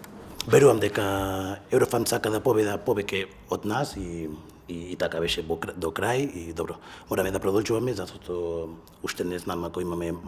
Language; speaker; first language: Macedonian; non-native, learner; Spanish